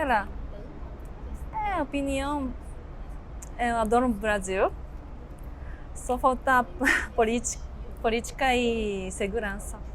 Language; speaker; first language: Portuguese; non-native, learner; Japanese